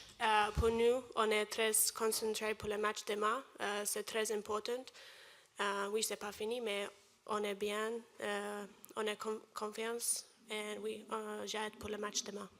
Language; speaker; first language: French; non-native, learner; English